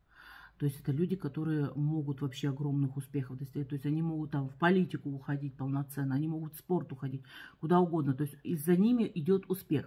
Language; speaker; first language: Russian; native; Russian